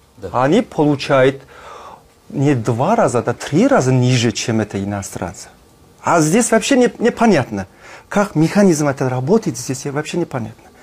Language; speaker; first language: Russian; non-native, learner; Kazakh